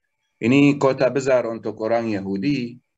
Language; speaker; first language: Indonesian; non-native, learner; Arabic